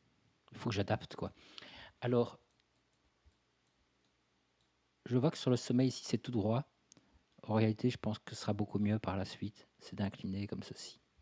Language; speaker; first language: French; native; French